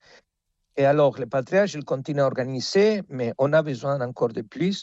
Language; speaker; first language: French; non-native, fluent; Spanish